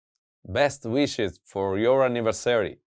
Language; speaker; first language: English; non-native, fluent; Italian